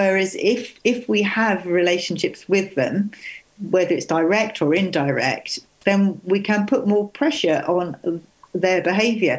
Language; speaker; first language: English; native; English